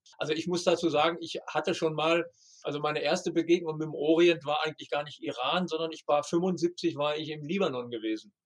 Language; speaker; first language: German; native; German